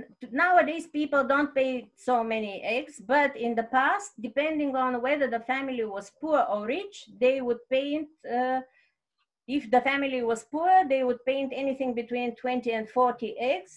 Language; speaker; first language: English; non-native, fluent; Bulgarian